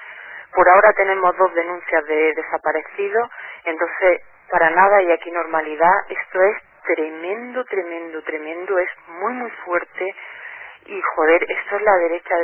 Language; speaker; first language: Spanish; native; Spanish